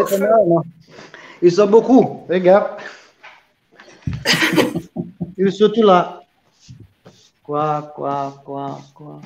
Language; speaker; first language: French; non-native, learner; Italian